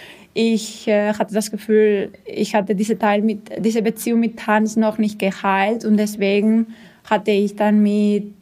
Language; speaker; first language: German; non-native, fluent; Spanish